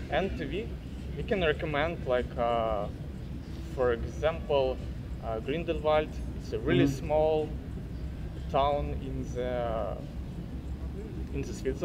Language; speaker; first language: English; non-native, learner; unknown